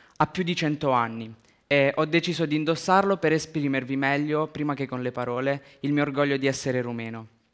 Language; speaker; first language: Italian; early bilingual, other home language; Romanian